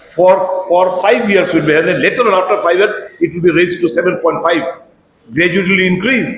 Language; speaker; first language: English; non-native, local second language; Bangla